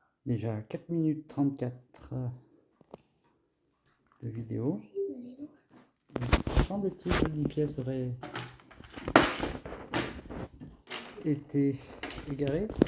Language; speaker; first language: French; native; French